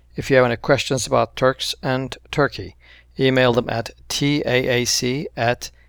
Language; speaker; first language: English; non-native, fluent; Turkish